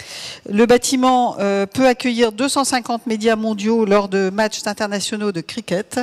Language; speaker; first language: French; native; French